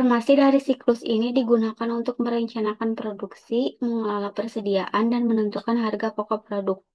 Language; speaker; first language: Indonesian; native; Indonesian